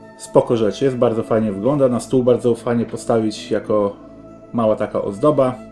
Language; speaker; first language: Polish; early bilingual, heritage; Polish